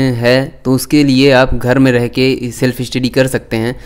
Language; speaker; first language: Hindi; native; Hindi